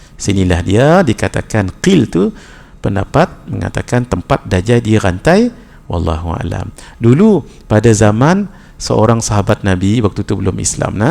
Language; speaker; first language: Malay; native; Malay